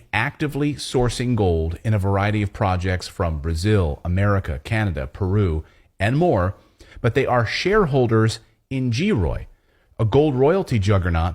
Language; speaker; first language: English; native; English